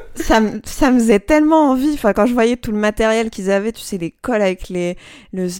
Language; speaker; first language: French; non-native, local second language; Arabic